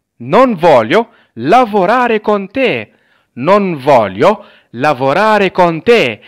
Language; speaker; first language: Italian; non-native, fluent; Arabic